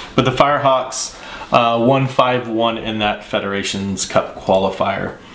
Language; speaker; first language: English; native; English